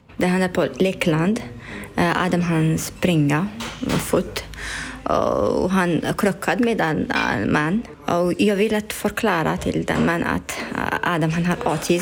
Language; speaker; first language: Swedish; non-native, learner; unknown